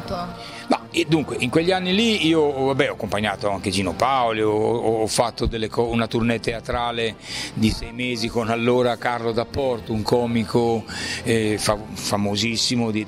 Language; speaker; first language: Italian; native; Italian